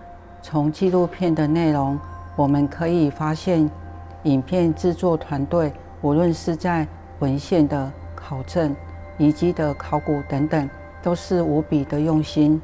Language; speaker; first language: Chinese; native; Chinese